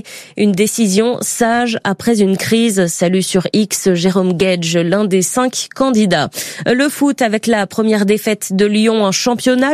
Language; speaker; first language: French; native; French